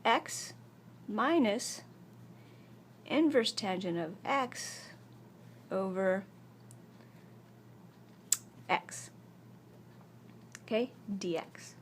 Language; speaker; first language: English; native; English